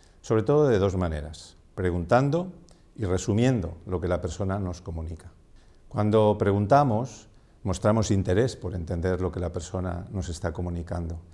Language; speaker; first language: Spanish; non-native, local second language; Catalan